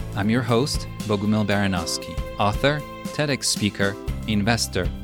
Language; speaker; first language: English; early bilingual, other home language; Polish